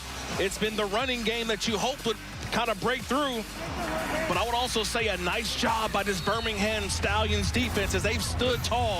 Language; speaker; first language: English; native; English